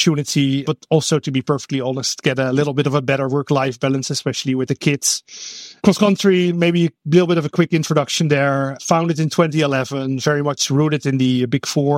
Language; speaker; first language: English; non-native, fluent; Dutch